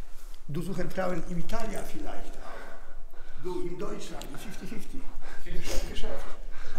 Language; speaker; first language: German; non-native, learner; Polish